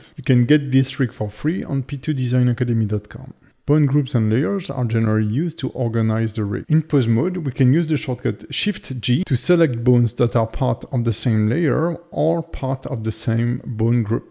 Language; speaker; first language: English; non-native, fluent; French